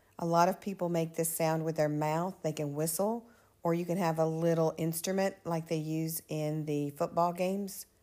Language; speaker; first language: English; native; English